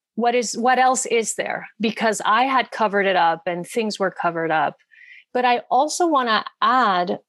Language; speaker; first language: English; non-native, fluent; Spanish